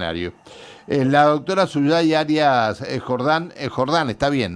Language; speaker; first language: Spanish; native; Spanish